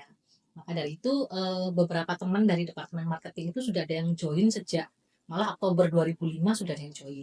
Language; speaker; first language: Indonesian; native; Indonesian